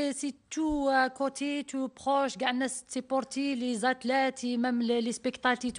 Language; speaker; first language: French; non-native, learner; Arabic